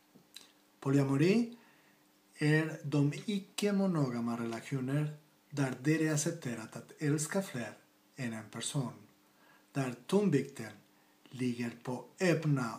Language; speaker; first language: Swedish; non-native, fluent; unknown